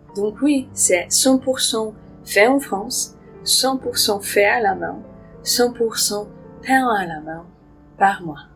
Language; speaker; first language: French; non-native, fluent; Polish